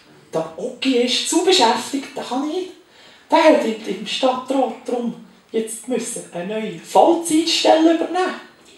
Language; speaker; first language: German; native; German